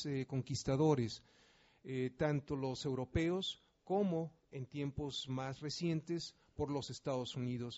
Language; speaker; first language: Spanish; native; Spanish